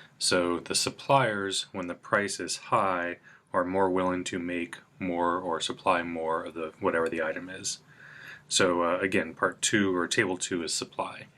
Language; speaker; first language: English; native; English